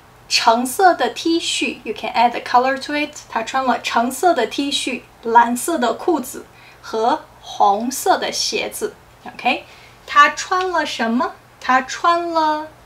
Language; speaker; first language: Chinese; non-native, fluent; English